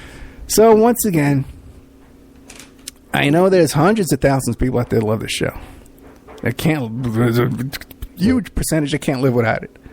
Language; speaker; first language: English; native; English